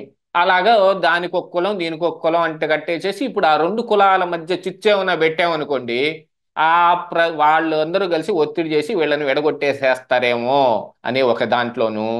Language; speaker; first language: Telugu; native; Telugu